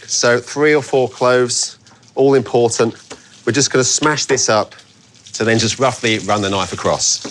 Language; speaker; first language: English; native; English